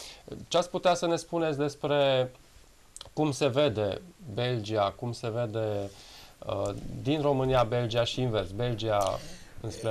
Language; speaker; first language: Romanian; native; Romanian